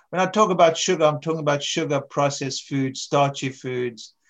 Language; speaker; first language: English; native; English